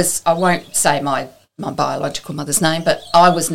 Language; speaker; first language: English; native; English